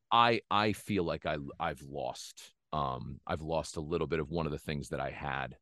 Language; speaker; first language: English; native; English